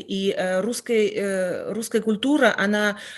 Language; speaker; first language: Russian; non-native, fluent; French